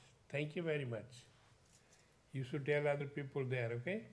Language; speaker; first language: English; non-native, learner; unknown